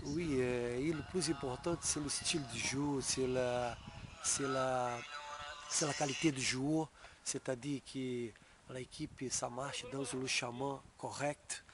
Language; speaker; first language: French; non-native, fluent; Portuguese